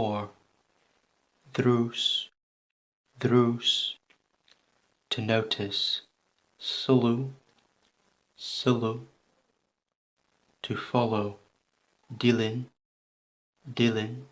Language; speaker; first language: Welsh; non-native, learner; English